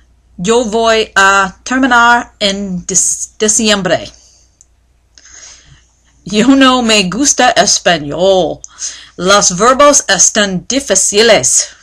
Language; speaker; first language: Spanish; non-native, learner; English